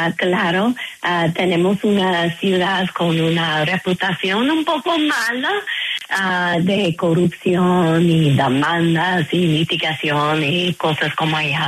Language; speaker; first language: Spanish; non-native, fluent; English